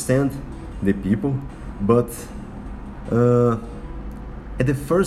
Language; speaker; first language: English; non-native, learner; Portuguese